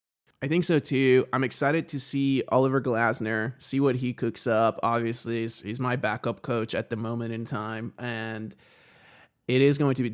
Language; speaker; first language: English; native; English